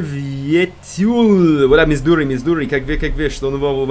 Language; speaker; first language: Russian; non-native, learner; English